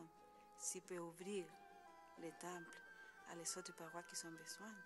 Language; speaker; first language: French; non-native, fluent; Spanish